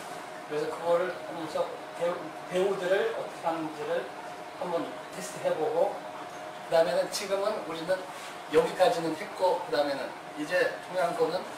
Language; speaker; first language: Korean; non-native, fluent; Kyrgyz